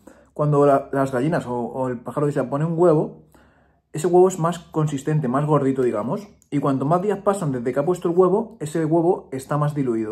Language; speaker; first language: Spanish; native; Spanish